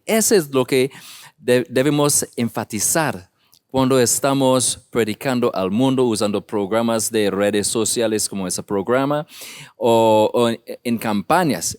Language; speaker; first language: Spanish; non-native, learner; English